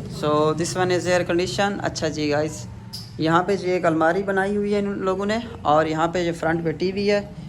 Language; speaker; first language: Urdu; non-native, local second language; Saraiki